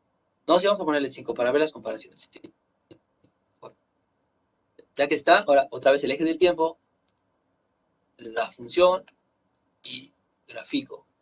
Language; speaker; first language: Spanish; native; Spanish